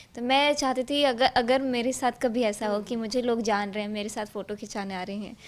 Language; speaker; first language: Hindi; native; Hindi